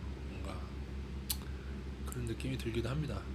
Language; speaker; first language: Korean; native; Korean